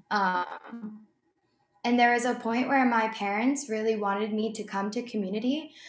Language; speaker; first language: English; native; English